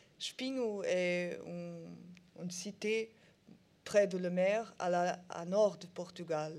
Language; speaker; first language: French; non-native, learner; Portuguese